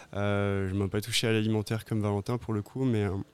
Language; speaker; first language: French; native; French